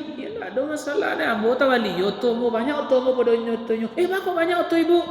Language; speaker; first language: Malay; non-native, local second language; Minangkabau